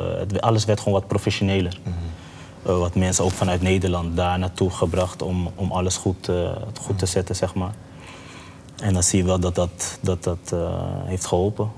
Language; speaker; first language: Dutch; early bilingual, other home language; Papiamento